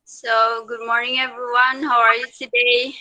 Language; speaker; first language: English; non-native, learner; Indonesian